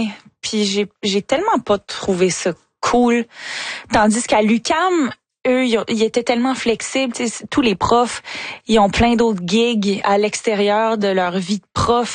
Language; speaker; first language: French; native; French